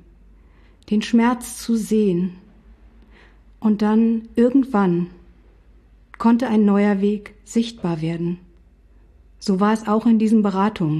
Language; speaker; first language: German; native; German